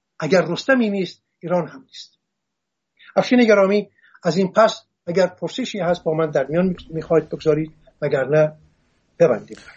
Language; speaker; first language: Persian; non-native, local second language; Assyrian Neo-Aramaic